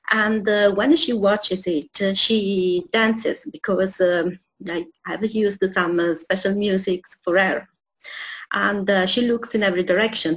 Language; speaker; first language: English; non-native, fluent; Italian